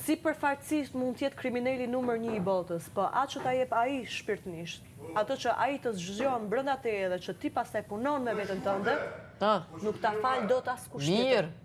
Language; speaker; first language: Albanian; native; Albanian